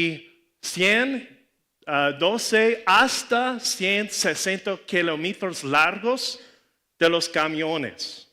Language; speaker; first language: Spanish; non-native, learner; English